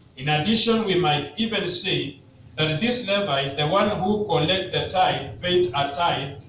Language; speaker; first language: English; non-native, local second language; Swahili